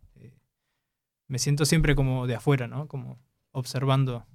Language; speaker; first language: Spanish; native; Spanish